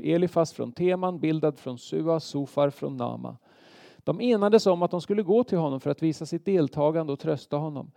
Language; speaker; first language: Swedish; native; Swedish